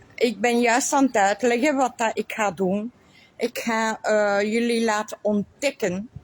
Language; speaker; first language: Dutch; non-native, local second language; French